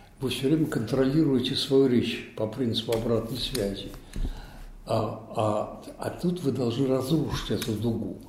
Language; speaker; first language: Russian; native; Russian